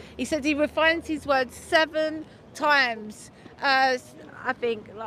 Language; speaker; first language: English; native; English